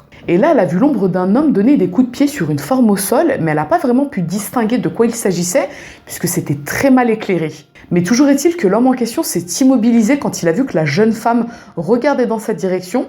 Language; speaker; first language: French; native; French